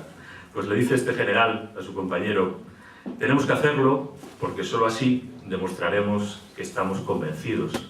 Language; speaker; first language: Spanish; native; Spanish